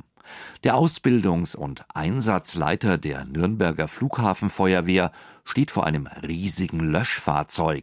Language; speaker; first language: German; native; German